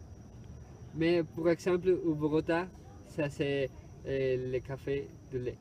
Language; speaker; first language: French; non-native, learner; Spanish